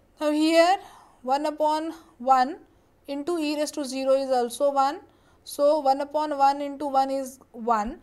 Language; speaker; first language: English; non-native, local second language; Marathi